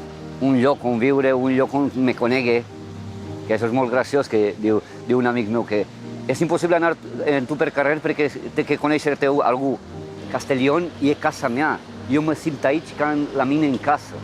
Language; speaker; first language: Catalan; early bilingual, other home language; Romanian